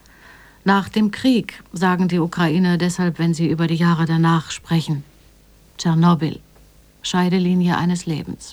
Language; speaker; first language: German; native; German